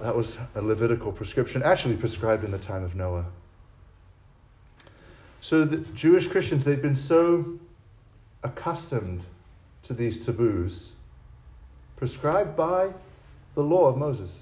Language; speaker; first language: English; native; English